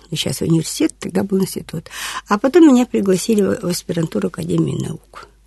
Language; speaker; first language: Russian; non-native, local second language; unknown